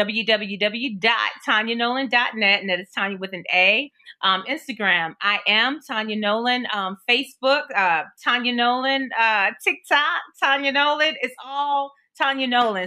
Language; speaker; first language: English; native; English